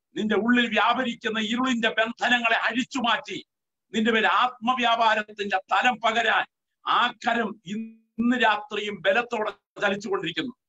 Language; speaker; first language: Malayalam; native; Malayalam